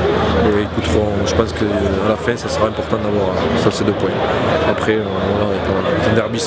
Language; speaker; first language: French; native; French